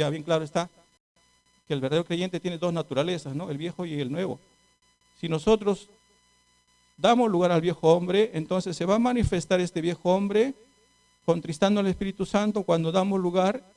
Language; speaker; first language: Spanish; native; Spanish